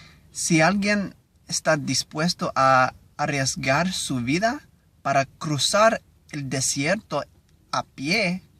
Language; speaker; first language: Spanish; non-native, learner; English